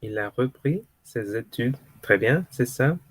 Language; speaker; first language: French; non-native, fluent; Spanish